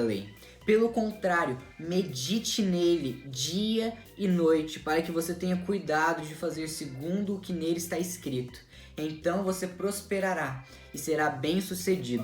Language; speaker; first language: Portuguese; native; Portuguese